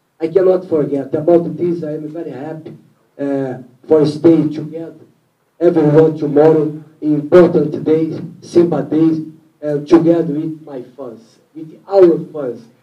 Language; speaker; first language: English; non-native, learner; Portuguese